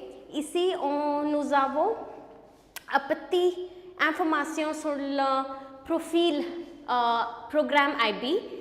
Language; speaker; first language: French; non-native, learner; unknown